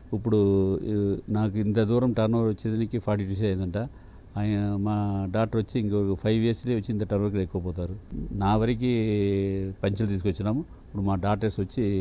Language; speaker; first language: Telugu; non-native, local second language; Tamil